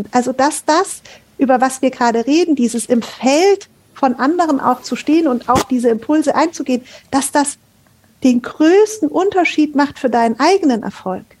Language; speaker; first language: German; native; German